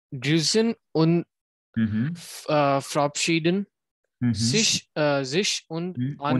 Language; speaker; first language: German; non-native, learner; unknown